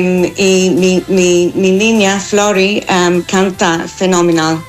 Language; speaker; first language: Spanish; non-native, fluent; English